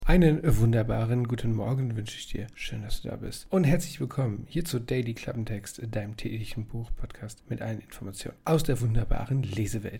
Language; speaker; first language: German; native; German